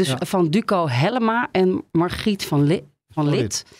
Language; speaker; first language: Dutch; native; Dutch